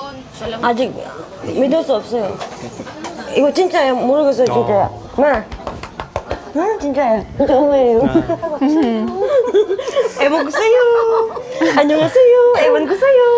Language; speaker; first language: Korean; non-native, learner; Filipino